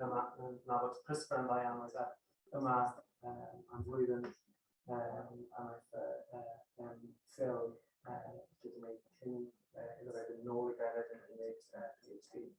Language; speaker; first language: Welsh; non-native, fluent; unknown